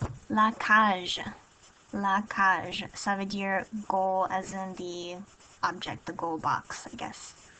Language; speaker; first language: English; native; English